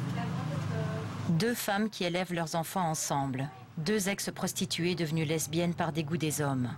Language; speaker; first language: French; native; French